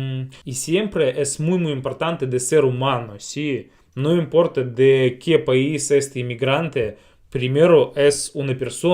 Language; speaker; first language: Spanish; non-native, fluent; Russian